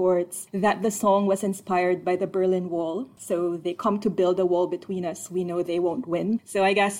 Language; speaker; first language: English; non-native, local second language; Filipino